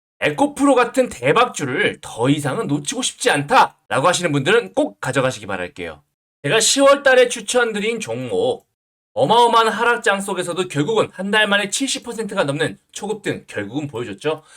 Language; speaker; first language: Korean; native; Korean